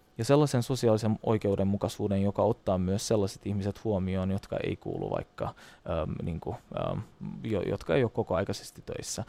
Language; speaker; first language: Finnish; non-native, fluent; Turkish